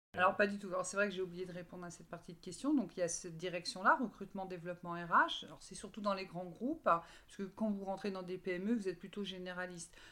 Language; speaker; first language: French; native; French